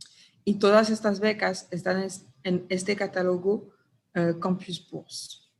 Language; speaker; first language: Spanish; non-native, fluent; French